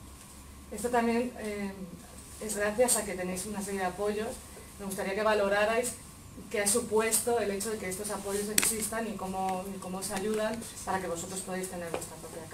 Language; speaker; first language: Spanish; native; Spanish